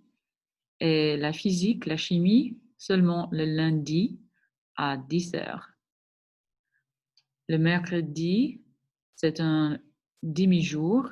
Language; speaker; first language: French; non-native, fluent; English